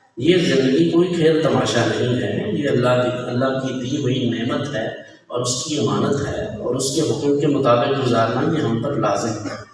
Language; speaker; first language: Urdu; non-native, local second language; Punjabi